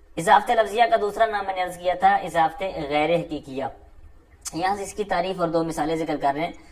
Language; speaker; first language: Urdu; non-native, local second language; Punjabi